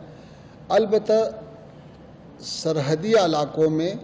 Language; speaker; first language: Hindi; non-native, fluent; Pashto